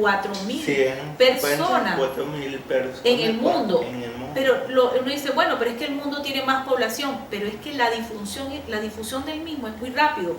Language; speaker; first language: Spanish; native; Spanish